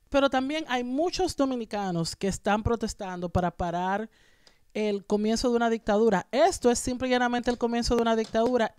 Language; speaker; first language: Spanish; native; Spanish